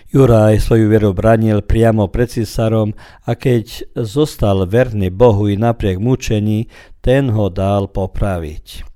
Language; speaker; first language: Slovak; early bilingual, heritage; Croatian